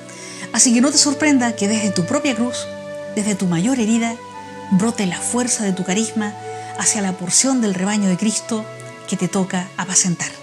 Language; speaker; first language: Spanish; native; Spanish